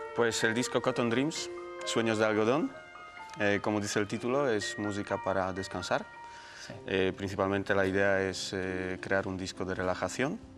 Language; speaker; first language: Spanish; non-native, fluent; Polish